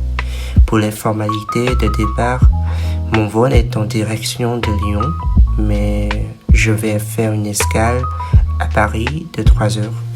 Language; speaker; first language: French; non-native, fluent; Vietnamese